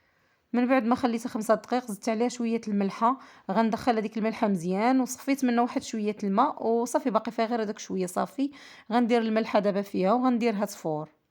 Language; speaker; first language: Arabic; native; Arabic